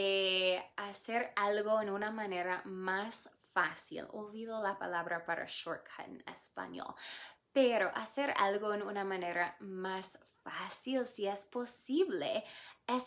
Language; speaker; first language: Spanish; non-native, fluent; English